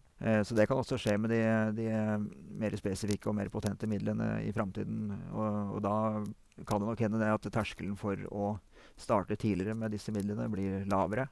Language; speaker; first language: Norwegian; native; Norwegian